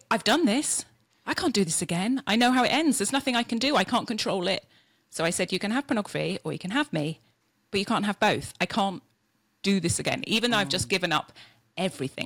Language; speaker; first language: English; native; English